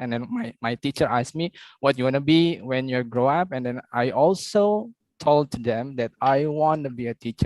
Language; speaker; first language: English; non-native, learner; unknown